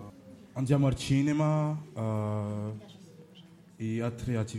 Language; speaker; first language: Italian; non-native, learner; French